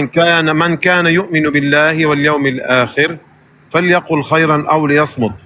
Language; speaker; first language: Arabic; non-native, learner; Indonesian